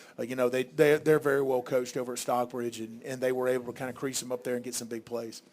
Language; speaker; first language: English; native; English